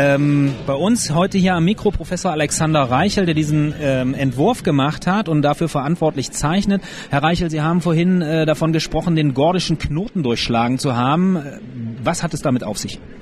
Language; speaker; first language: German; native; German